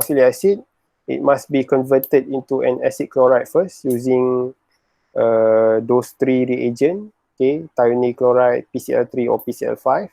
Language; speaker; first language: English; non-native, local second language; Malay